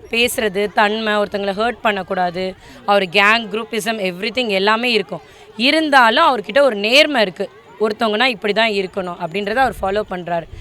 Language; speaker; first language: Tamil; native; Tamil